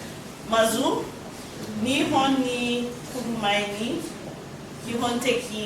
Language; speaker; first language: Japanese; non-native, learner; English